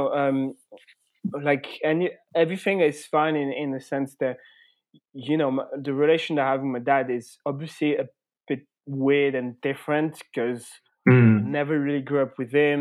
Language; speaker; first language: English; non-native, fluent; French